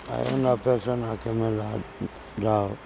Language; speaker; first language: Spanish; non-native, fluent; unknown